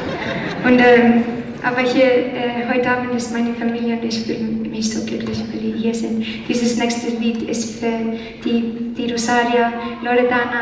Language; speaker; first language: German; non-native, fluent; Icelandic